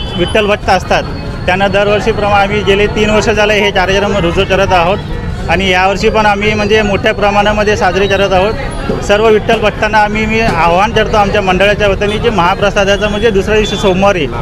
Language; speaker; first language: Marathi; non-native, local second language; Telugu